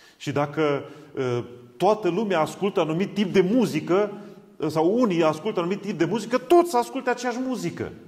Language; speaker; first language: Romanian; non-native, local second language; Hungarian